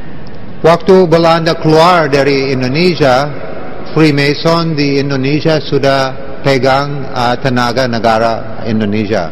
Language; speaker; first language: Indonesian; non-native, learner; English